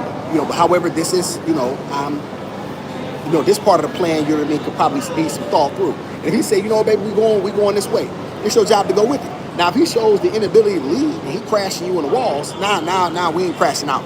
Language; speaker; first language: English; native; English